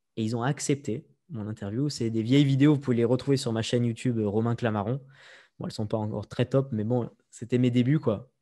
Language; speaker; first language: French; native; French